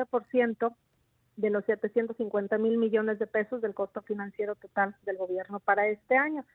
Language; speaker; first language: Spanish; native; Spanish